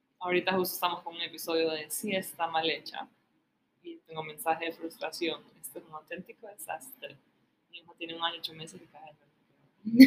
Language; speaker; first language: Spanish; native; Spanish